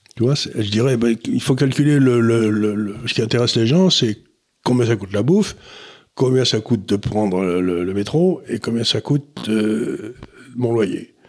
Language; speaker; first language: French; native; French